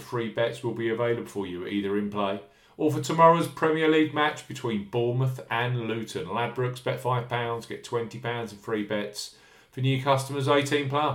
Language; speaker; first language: English; native; English